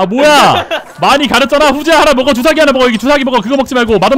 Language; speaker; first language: Korean; native; Korean